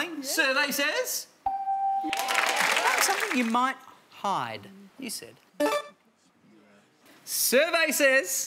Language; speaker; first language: English; native; English